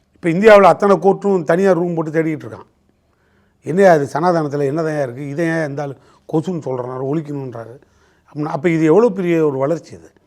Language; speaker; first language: Tamil; native; Tamil